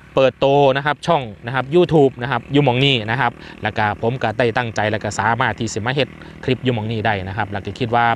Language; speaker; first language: Thai; non-native, local second language; Northeastern Thai